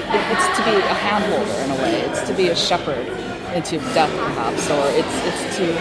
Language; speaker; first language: English; native; English